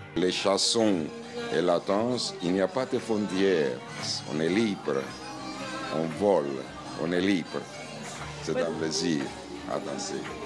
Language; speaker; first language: French; non-native, fluent; Greek